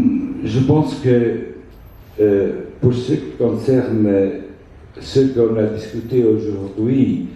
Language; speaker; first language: French; non-native, fluent; Italian